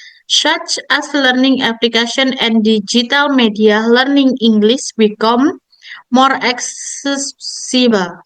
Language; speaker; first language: English; non-native, learner; Indonesian